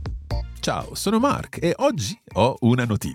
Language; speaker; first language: Italian; non-native, fluent; English